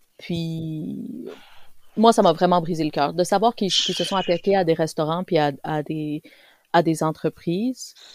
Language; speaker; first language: French; early bilingual, other home language; Spanish